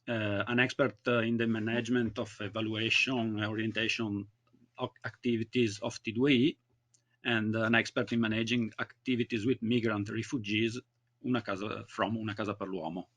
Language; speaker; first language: English; non-native, learner; Italian